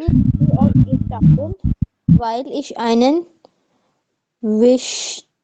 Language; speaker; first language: German; non-native, learner; Urdu